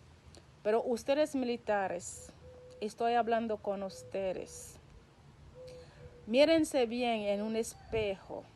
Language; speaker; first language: Spanish; non-native, local second language; Haitian Creole